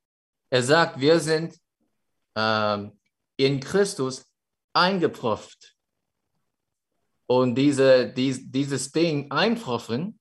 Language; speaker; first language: German; non-native, fluent; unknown